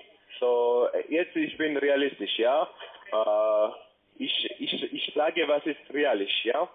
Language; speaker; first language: German; non-native, learner; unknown